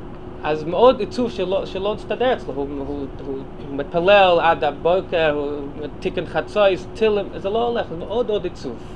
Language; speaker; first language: Hebrew; non-native, fluent; English